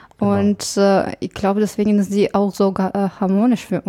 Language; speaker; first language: German; non-native, fluent; English